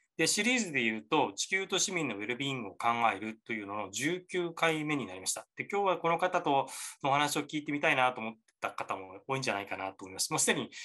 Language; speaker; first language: Japanese; native; Japanese